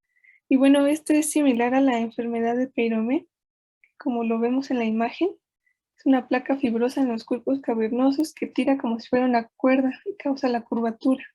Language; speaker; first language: Spanish; native; Spanish